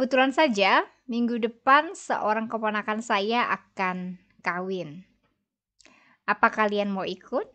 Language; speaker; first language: Indonesian; native; Indonesian